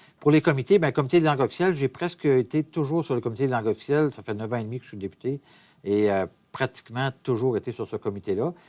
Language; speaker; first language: French; native; French